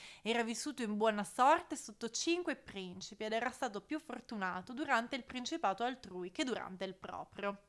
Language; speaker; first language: Italian; native; Italian